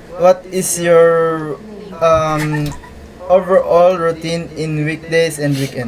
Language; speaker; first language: English; non-native, local second language; Cebuano